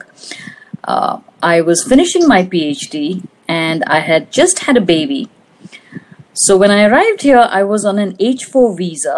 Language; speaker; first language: English; non-native, local second language; Hindi